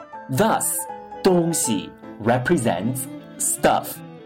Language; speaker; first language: English; non-native, fluent; Chinese